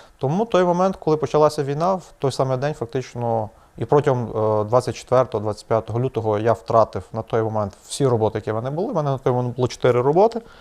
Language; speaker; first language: Ukrainian; native; Ukrainian